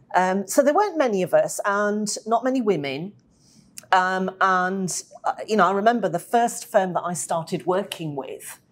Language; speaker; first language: English; native; English